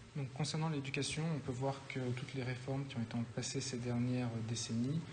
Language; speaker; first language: French; native; French